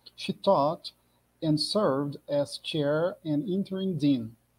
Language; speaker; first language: English; non-native, fluent; Portuguese